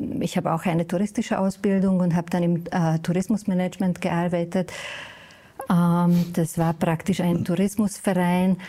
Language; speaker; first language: German; non-native, fluent; Hungarian